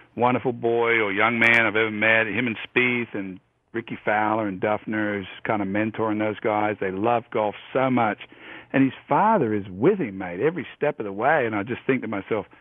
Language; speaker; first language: English; native; English